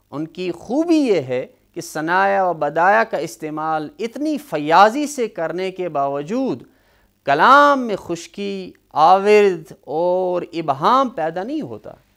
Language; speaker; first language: Urdu; non-native, local second language; Kashmiri